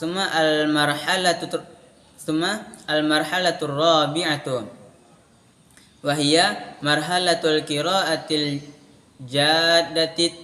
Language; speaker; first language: Arabic; non-native, learner; Indonesian